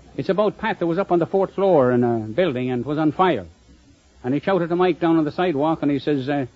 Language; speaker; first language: English; native; English